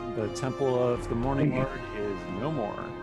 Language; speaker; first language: English; native; English